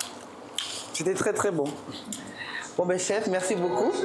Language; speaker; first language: French; native; French